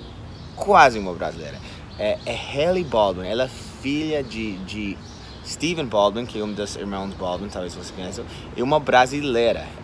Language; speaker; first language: Portuguese; non-native, fluent; English